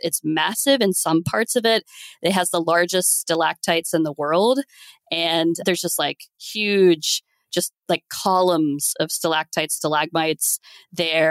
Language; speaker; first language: English; native; English